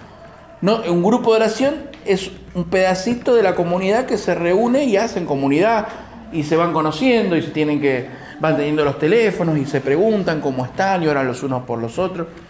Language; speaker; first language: Spanish; native; Spanish